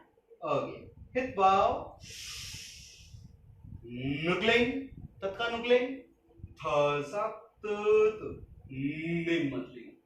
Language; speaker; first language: Vietnamese; non-native, learner; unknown